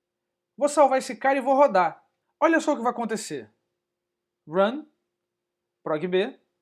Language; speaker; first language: Portuguese; native; Portuguese